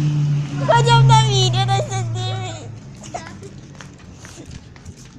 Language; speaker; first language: Russian; native; Russian